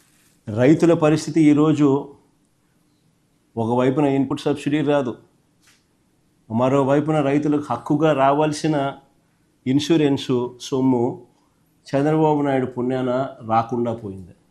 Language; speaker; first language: Telugu; native; Telugu